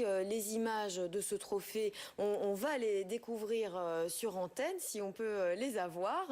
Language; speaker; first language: French; native; French